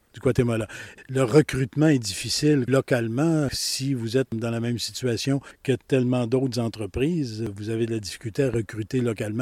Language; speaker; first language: French; native; French